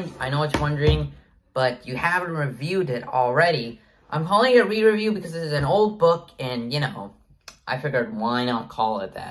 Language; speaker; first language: English; native; English